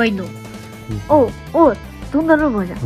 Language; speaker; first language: Japanese; native; Japanese